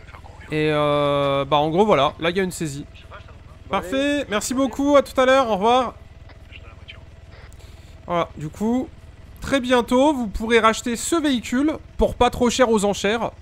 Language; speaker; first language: French; native; French